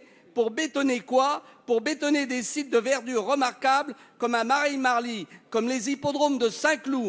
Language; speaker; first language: French; native; French